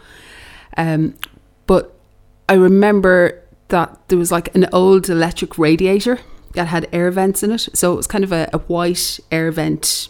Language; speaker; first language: English; native; English